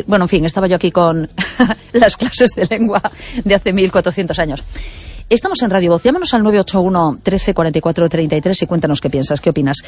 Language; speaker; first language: Spanish; native; Spanish